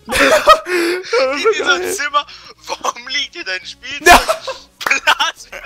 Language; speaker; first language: German; native; German